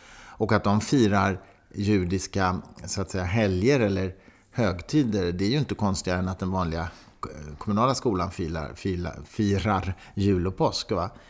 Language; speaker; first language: Swedish; native; Swedish